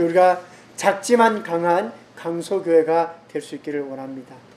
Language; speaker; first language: Korean; native; Korean